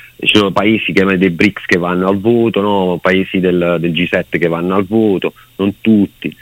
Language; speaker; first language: Italian; native; Italian